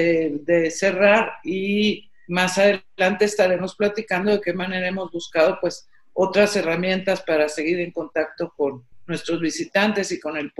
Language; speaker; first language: Spanish; native; Spanish